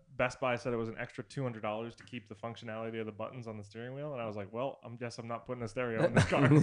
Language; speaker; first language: English; native; English